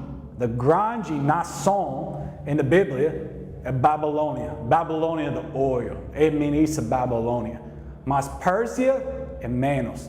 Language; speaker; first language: Portuguese; non-native, learner; English